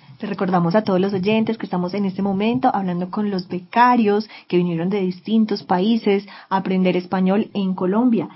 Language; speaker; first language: Spanish; native; Spanish